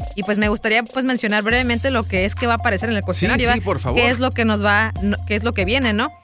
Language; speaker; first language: Spanish; native; Spanish